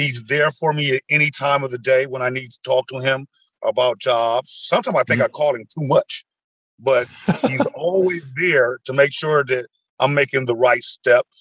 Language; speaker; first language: English; native; English